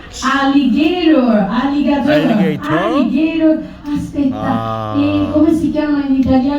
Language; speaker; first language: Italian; non-native, fluent; Spanish